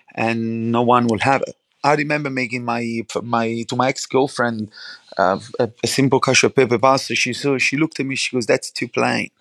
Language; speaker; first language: English; non-native, fluent; Italian